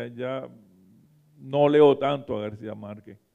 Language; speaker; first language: Spanish; native; Spanish